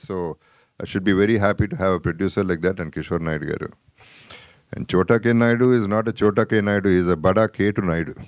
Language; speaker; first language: Telugu; native; Telugu